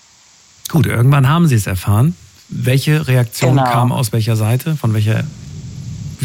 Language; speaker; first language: German; native; German